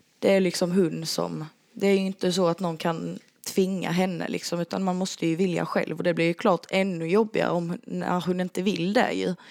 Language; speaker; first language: Swedish; native; Swedish